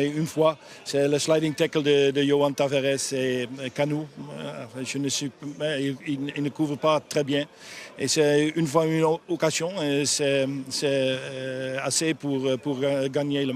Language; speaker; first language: French; non-native, learner; Dutch